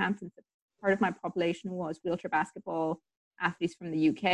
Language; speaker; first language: English; non-native, local second language; German